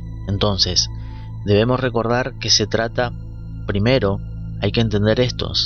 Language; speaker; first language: Spanish; native; Spanish